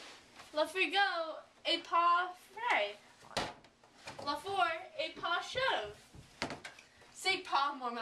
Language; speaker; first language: French; non-native, learner; English